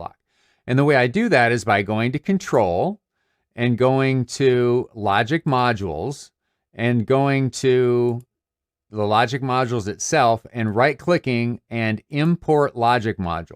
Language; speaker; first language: English; native; English